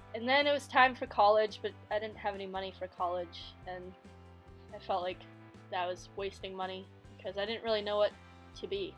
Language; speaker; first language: English; native; English